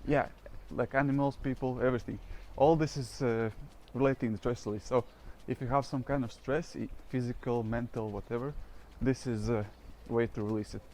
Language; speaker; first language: English; non-native, fluent; Latvian